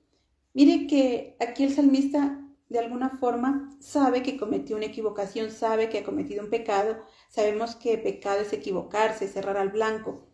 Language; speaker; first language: Spanish; native; Spanish